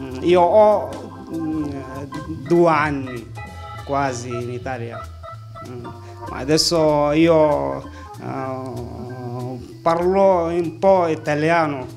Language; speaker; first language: Italian; non-native, learner; Arabic